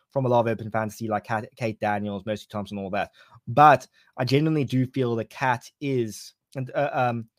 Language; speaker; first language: English; native; English